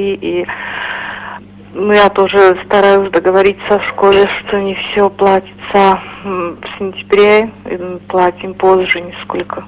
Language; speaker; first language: Russian; non-native, fluent; Czech